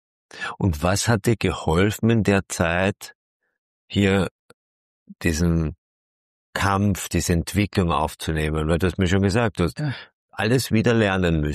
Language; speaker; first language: German; native; German